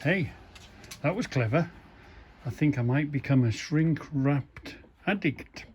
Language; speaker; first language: English; native; English